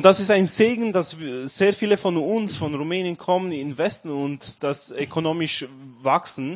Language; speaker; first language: German; non-native, learner; Romanian